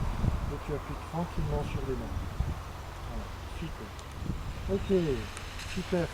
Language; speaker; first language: French; native; French